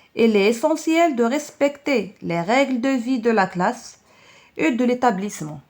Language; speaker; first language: French; non-native, local second language; Arabic